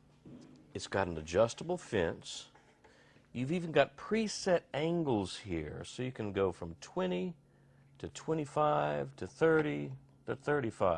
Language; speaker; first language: English; native; English